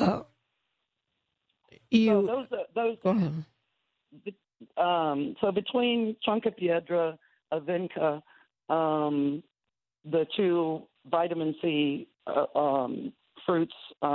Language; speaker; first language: English; native; English